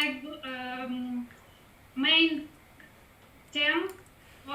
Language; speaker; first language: English; non-native, learner; Russian